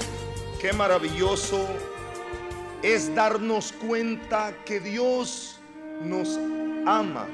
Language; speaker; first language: Spanish; native; Spanish